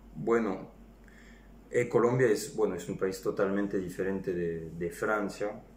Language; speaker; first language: Spanish; non-native, fluent; French